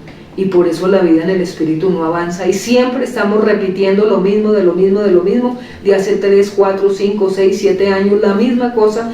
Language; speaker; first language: Spanish; native; Spanish